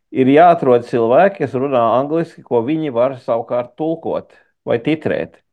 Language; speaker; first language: Latvian; early bilingual, heritage; Latvian